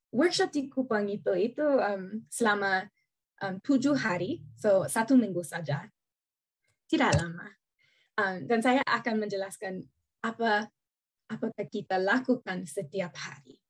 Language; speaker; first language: Indonesian; non-native, learner; English